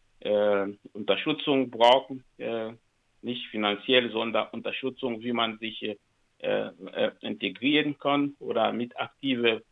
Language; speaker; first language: German; non-native, learner; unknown